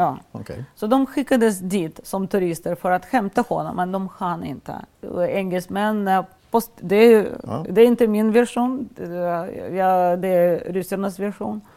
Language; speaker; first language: Swedish; non-native, fluent; Russian